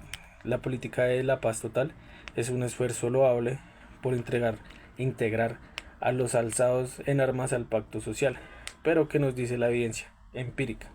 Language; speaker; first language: Spanish; native; Spanish